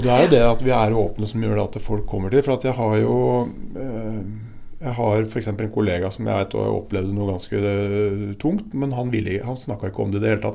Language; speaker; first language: Norwegian; native; Norwegian